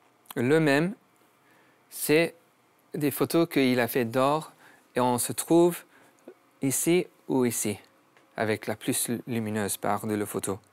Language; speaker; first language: French; non-native, learner; English